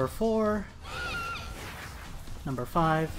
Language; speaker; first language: English; native; English